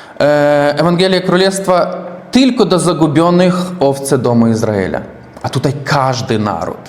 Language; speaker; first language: Polish; non-native, learner; Russian